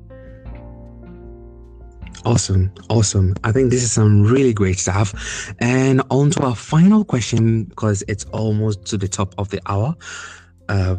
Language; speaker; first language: English; non-native, local second language; Ga